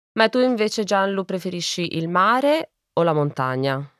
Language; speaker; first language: Italian; native; Italian